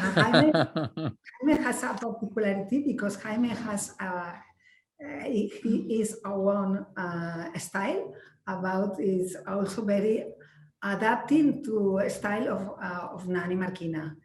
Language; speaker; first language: English; non-native, learner; Spanish